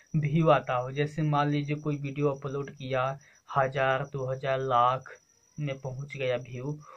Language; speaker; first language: Hindi; native; Hindi